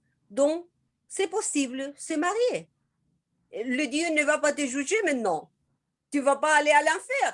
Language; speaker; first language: French; non-native, learner; Spanish